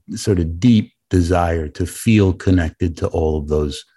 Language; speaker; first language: English; native; English